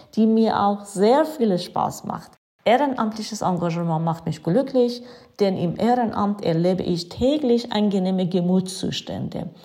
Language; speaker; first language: German; non-native, fluent; Persian